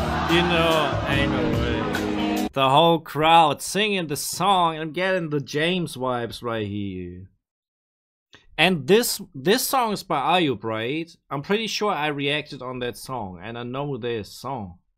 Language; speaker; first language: English; non-native, fluent; German